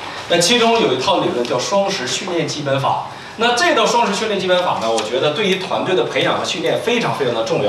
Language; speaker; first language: Chinese; native; Chinese